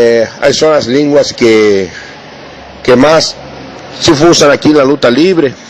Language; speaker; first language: Portuguese; non-native, learner; Spanish